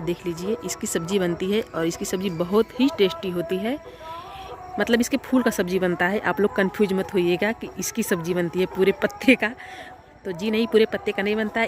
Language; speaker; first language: Hindi; non-native, local second language; Bhojpuri